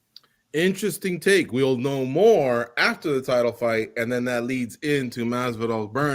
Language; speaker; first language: English; native; English